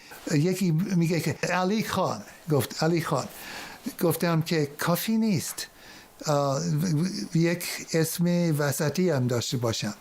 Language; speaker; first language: Persian; non-native, fluent; English